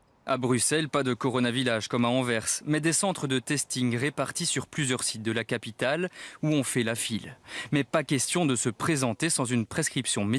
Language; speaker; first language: French; native; French